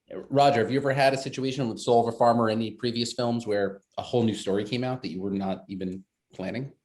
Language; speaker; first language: English; native; English